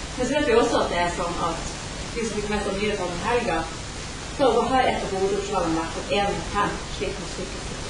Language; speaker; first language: Norwegian; native; Norwegian